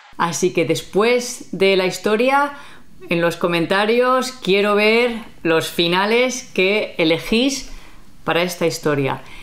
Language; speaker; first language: Spanish; native; Spanish